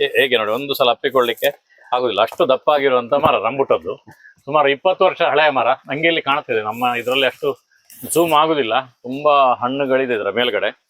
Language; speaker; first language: Kannada; native; Kannada